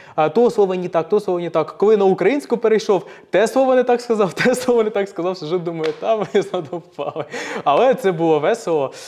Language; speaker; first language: Ukrainian; native; Ukrainian